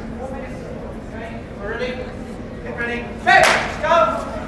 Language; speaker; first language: English; native; English